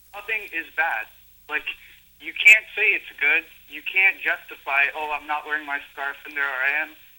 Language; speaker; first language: English; early bilingual, other home language; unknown